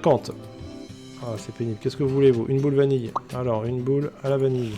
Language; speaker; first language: French; native; French